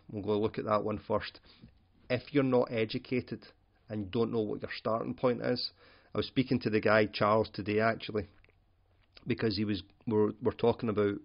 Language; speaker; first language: English; native; English